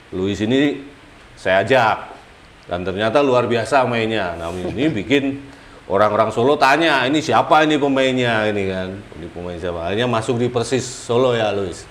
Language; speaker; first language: Indonesian; native; Indonesian